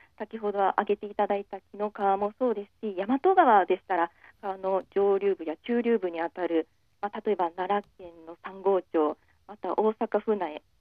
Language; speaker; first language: Japanese; native; Japanese